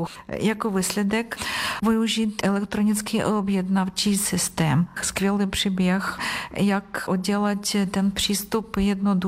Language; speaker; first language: Czech; non-native, learner; Ukrainian